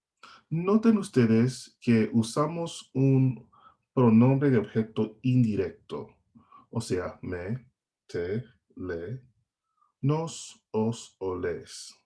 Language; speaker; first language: Spanish; non-native, fluent; English